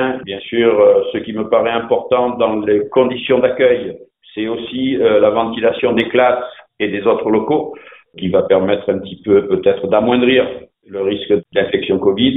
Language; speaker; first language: French; native; French